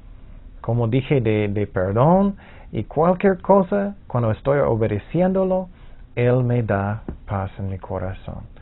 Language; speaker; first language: Spanish; non-native, fluent; English